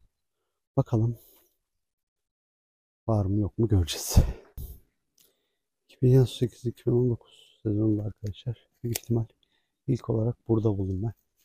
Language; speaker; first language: Turkish; native; Turkish